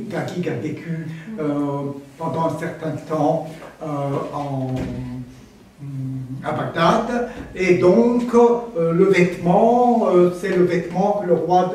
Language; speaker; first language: French; non-native, fluent; Armenian